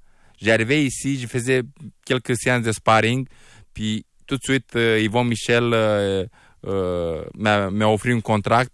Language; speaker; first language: French; non-native, fluent; Romanian